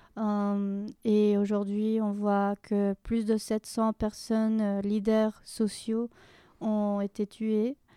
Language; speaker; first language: French; non-native, fluent; Spanish